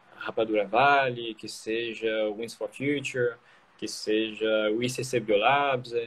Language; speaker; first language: Portuguese; non-native, fluent; French